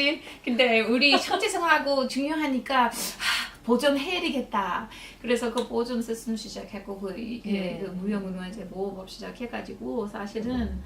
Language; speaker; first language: Korean; non-native, fluent; English